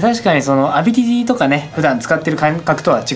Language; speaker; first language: Japanese; native; Japanese